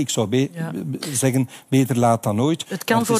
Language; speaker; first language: Dutch; native; Dutch